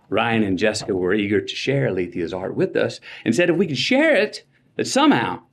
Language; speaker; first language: English; native; English